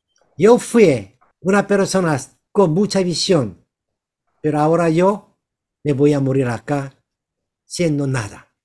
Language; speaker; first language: Spanish; non-native, learner; Korean